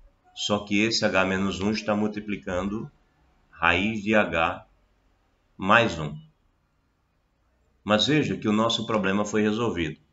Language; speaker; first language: Portuguese; native; Portuguese